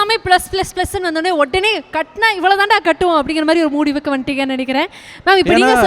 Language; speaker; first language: Tamil; native; Tamil